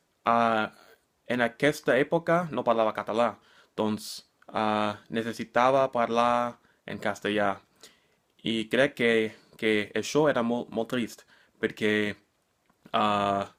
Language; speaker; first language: Catalan; non-native, learner; English